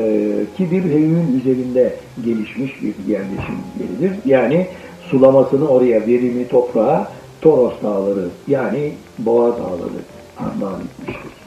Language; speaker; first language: Turkish; native; Turkish